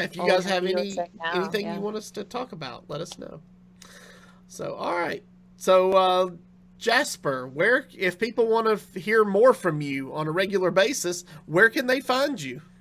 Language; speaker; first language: English; native; English